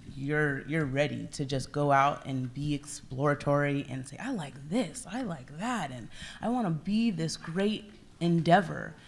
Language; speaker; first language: English; native; English